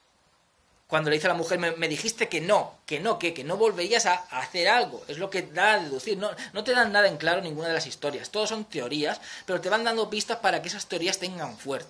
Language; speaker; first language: Spanish; native; Spanish